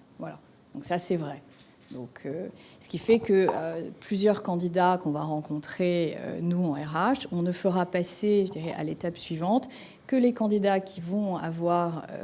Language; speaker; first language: French; native; French